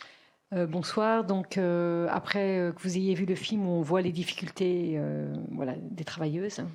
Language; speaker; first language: French; native; French